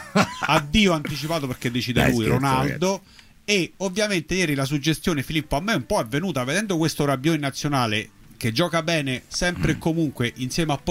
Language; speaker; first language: Italian; native; Italian